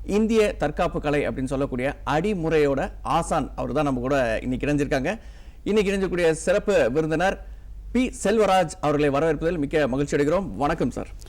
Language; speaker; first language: Tamil; native; Tamil